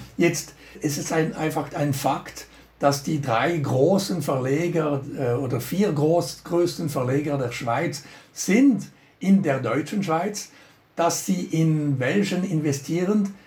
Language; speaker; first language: German; non-native, local second language; French